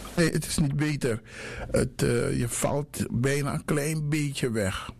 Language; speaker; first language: Dutch; native; Dutch